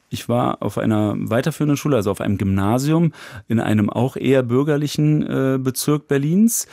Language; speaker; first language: German; native; German